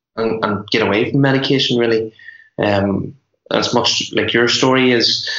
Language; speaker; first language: English; native; English